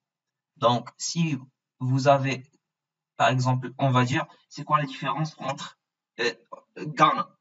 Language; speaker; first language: French; non-native, local second language; Arabic